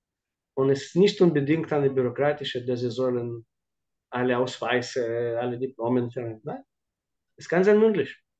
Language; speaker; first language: German; non-native, fluent; Russian